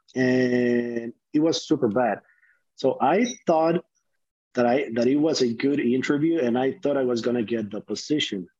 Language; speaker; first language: English; non-native, fluent; Spanish